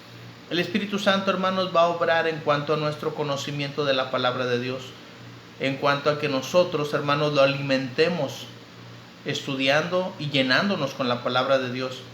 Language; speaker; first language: Spanish; native; Spanish